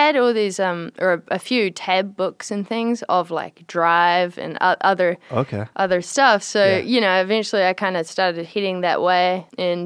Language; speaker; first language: English; native; English